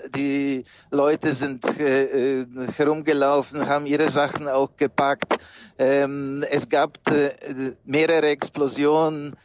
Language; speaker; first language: German; non-native, fluent; Polish